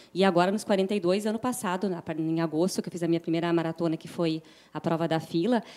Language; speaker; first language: Portuguese; native; Portuguese